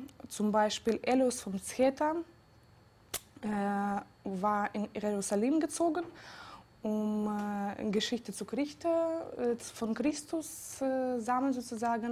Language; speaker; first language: German; non-native, fluent; Georgian